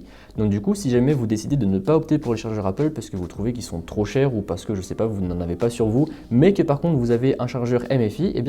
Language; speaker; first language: French; native; French